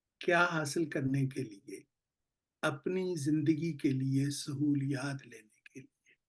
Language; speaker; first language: Urdu; native; Urdu